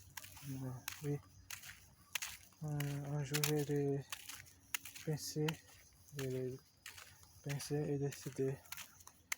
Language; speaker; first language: French; non-native, learner; Portuguese